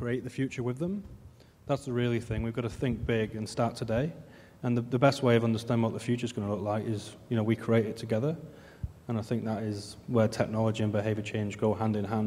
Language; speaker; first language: English; native; English